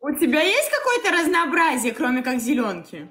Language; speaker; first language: Russian; native; Russian